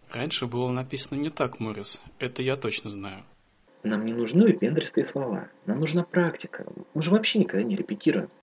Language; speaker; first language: Russian; native; Russian